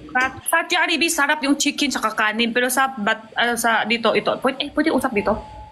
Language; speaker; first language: Filipino; non-native, learner; Chinese